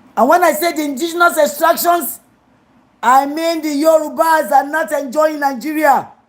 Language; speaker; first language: English; non-native, local second language; Yoruba